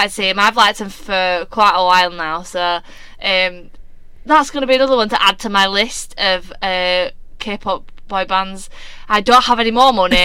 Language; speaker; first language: English; native; English